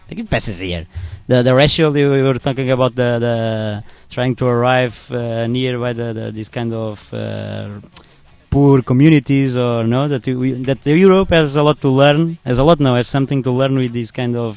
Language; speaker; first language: English; non-native, learner; Spanish